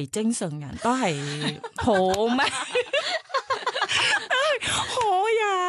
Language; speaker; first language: Cantonese; non-native, learner; Thai